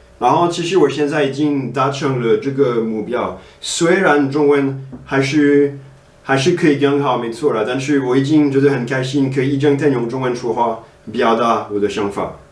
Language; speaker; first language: Chinese; non-native, fluent; French